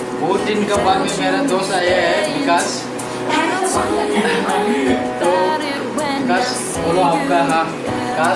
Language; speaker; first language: Hindi; non-native, local second language; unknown